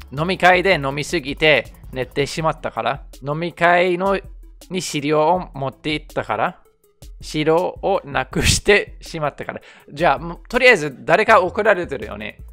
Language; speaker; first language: Japanese; non-native, fluent; English